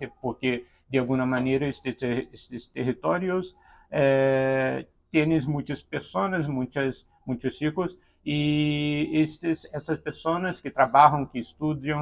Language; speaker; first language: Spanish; non-native, learner; Portuguese